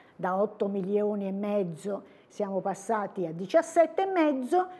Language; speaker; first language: Italian; native; Italian